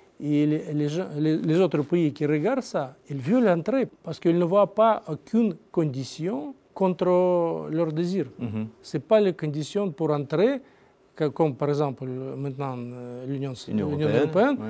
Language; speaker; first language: French; non-native, learner; Russian